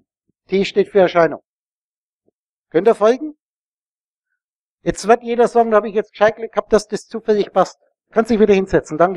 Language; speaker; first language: German; native; German